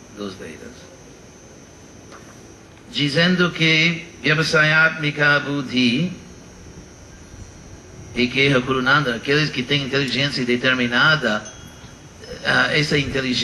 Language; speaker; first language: Portuguese; non-native, fluent; English